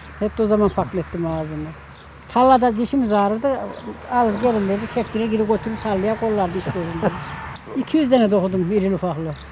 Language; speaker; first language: Turkish; native; Turkish